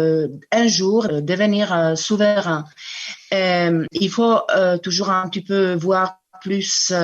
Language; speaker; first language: French; non-native, fluent; Czech